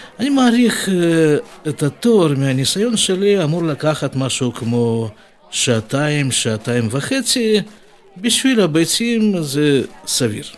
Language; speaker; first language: Hebrew; non-native, fluent; Russian